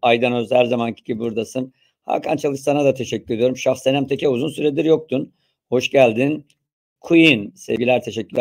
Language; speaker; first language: Turkish; native; Turkish